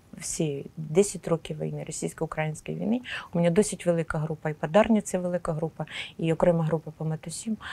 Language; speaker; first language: Ukrainian; non-native, local second language; Russian